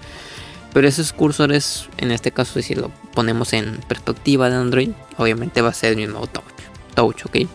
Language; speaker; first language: Spanish; native; Spanish